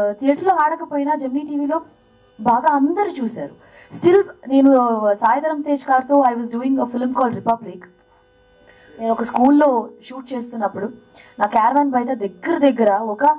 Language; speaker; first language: Telugu; early bilingual, heritage; Telugu